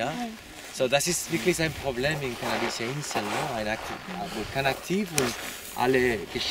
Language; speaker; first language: German; non-native, learner; Spanish